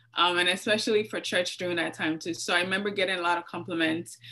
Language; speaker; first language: English; non-native, local second language; Yoruba